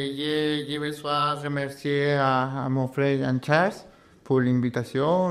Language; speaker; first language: French; non-native, learner; Spanish